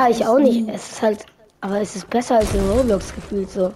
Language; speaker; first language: German; native; German